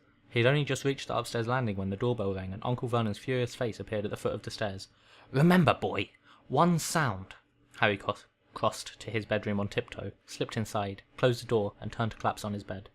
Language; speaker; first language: English; native; English